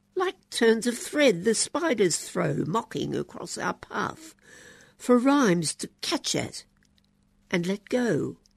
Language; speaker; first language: English; native; English